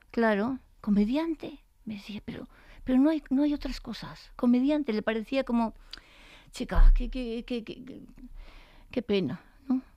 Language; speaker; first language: Spanish; native; Spanish